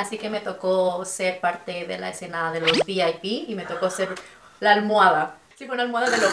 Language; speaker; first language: Spanish; native; Spanish